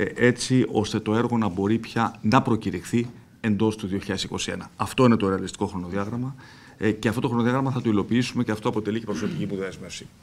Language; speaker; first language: Greek; native; Greek